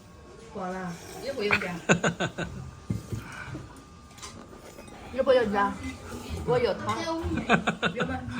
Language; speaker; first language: Chinese; non-native, fluent; Indonesian